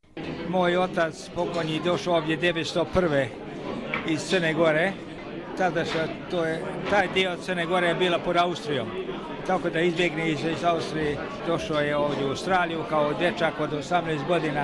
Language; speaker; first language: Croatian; early bilingual, heritage; Serbian